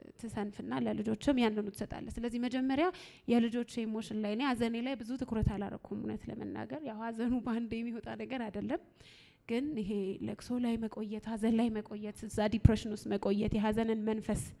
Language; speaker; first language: Amharic; native; Amharic